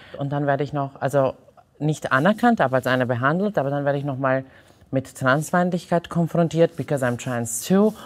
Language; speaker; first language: German; non-native, fluent; Serbian